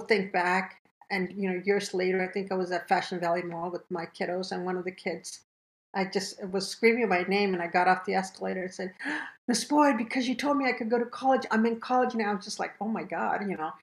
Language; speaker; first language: English; early bilingual, other home language; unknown